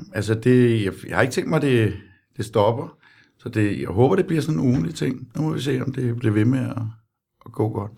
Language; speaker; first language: Danish; native; Danish